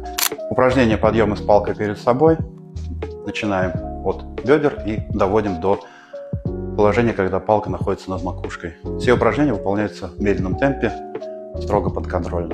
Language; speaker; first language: Russian; native; Russian